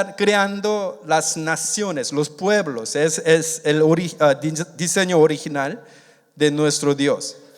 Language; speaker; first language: Spanish; non-native, fluent; Korean